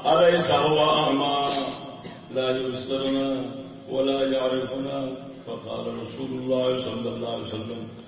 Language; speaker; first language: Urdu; non-native, local second language; Punjabi